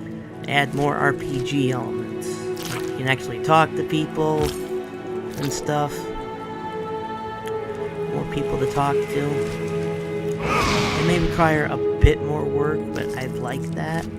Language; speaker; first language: English; native; English